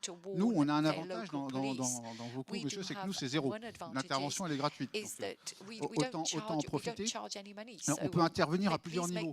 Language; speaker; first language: French; native; French